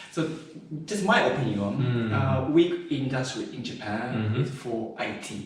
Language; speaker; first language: English; non-native, learner; Japanese